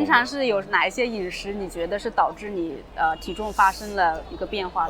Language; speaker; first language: Chinese; native; Chinese